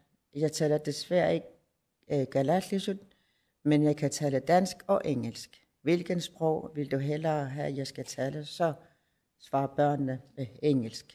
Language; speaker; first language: Danish; non-native, local second language; Kalaallisut